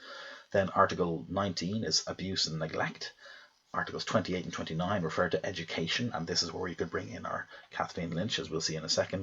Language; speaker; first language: English; native; English